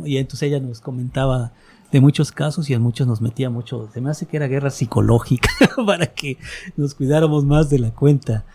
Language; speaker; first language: Spanish; native; Spanish